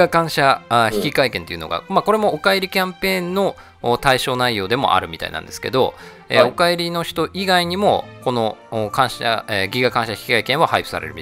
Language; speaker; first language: Japanese; native; Japanese